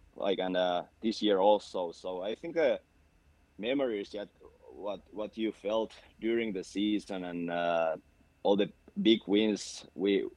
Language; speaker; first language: English; non-native, fluent; Finnish